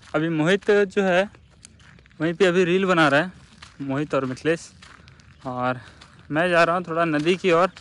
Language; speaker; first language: Hindi; native; Hindi